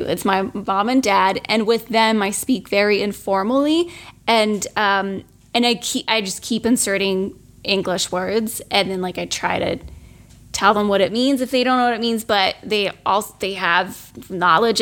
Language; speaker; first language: English; non-native, fluent; German